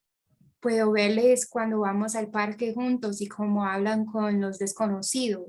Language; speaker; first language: Spanish; non-native, fluent; English